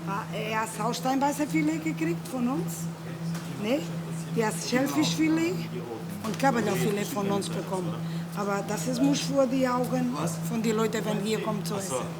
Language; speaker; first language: German; non-native, learner; Portuguese